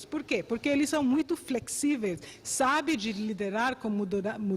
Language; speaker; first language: Portuguese; non-native, fluent; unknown